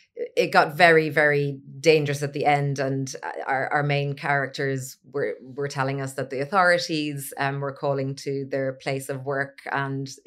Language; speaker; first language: English; native; English